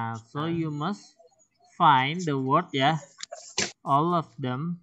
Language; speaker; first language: English; non-native, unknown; Indonesian